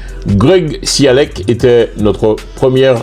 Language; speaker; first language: French; non-native, local second language; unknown